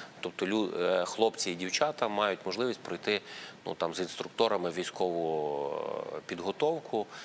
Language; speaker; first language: Ukrainian; native; Ukrainian